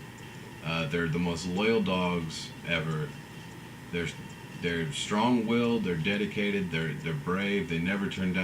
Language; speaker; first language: English; native; English